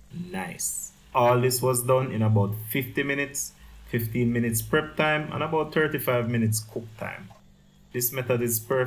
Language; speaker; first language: English; native; English